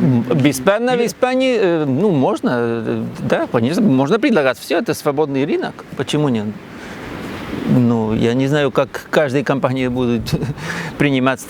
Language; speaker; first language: Russian; non-native, learner; Spanish